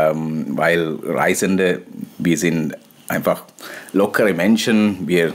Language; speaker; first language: German; non-native, fluent; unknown